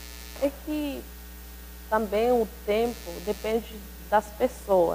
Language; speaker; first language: Portuguese; non-native, fluent; Spanish